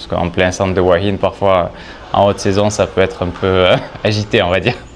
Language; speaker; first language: French; native; French